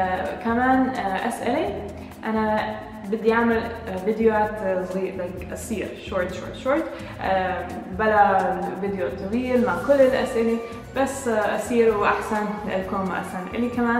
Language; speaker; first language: Arabic; non-native, learner; English